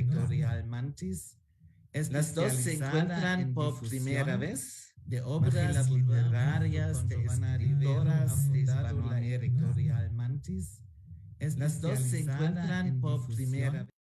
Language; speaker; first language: Spanish; non-native, fluent; German